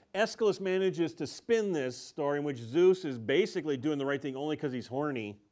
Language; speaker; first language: English; native; English